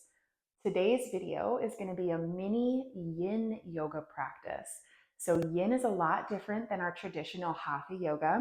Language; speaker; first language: English; native; English